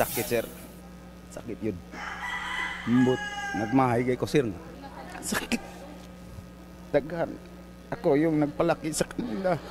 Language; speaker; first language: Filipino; non-native, local second language; Cebuano